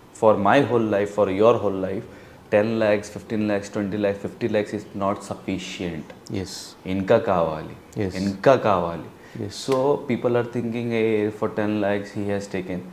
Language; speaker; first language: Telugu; non-native, learner; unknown